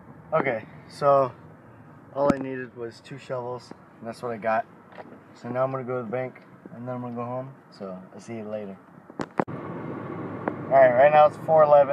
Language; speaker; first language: English; native; English